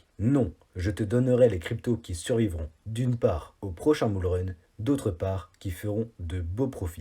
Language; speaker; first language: French; native; French